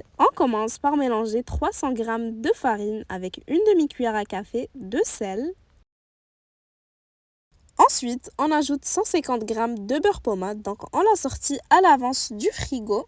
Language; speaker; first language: French; native; French